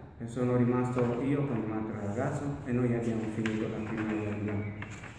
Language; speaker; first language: Italian; non-native, learner; Masai